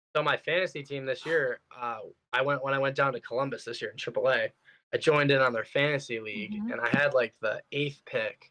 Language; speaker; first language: English; native; English